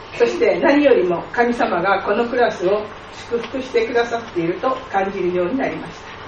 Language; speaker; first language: Japanese; native; Japanese